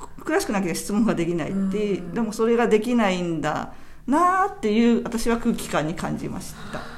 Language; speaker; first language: Japanese; native; Japanese